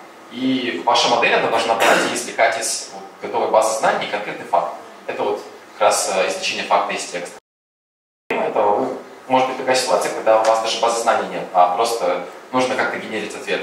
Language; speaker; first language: Russian; native; Russian